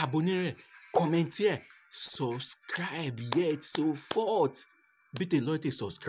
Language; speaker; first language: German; non-native, learner; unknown